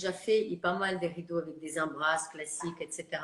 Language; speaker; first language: French; non-native, fluent; Russian